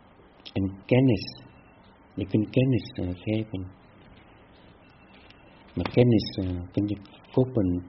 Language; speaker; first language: Dutch; non-native, fluent; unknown